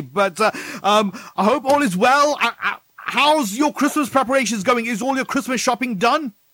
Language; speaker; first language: English; early bilingual, other home language; Hindi